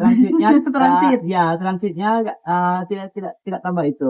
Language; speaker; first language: Indonesian; non-native, learner; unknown